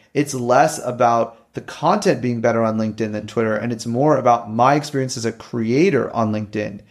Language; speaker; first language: English; native; English